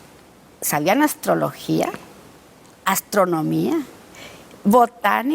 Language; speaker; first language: Spanish; native; Spanish